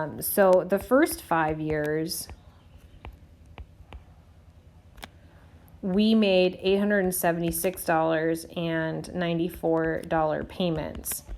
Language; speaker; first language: English; native; English